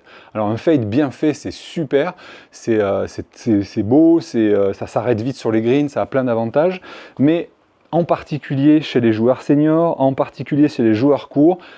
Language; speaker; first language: French; native; French